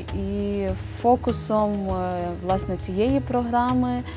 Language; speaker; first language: Ukrainian; native; Ukrainian